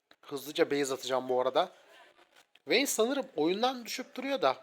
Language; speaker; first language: Turkish; native; Turkish